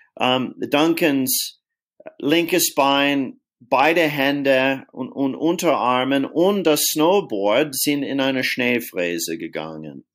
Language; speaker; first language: German; non-native, fluent; English